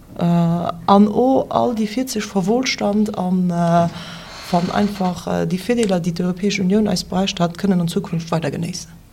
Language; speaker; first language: German; non-native, local second language; Luxembourgish